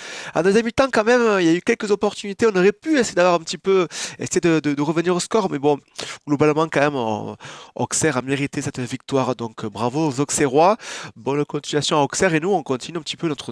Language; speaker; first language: French; native; French